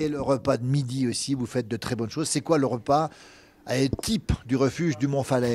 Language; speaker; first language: French; native; French